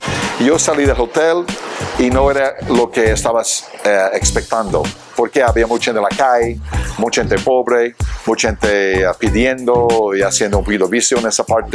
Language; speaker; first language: Spanish; non-native, fluent; English